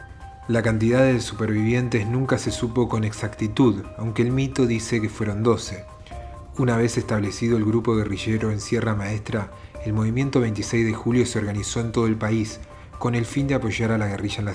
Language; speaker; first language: Spanish; native; Spanish